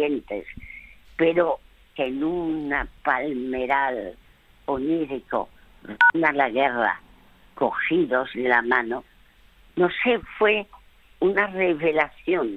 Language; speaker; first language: Spanish; early bilingual, other home language; French